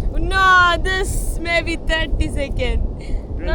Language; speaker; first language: English; non-native, local second language; Malayalam